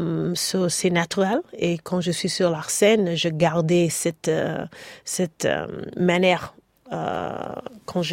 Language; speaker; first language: French; non-native, learner; English